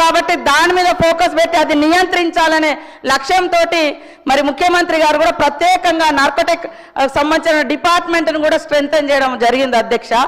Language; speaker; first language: Telugu; native; Telugu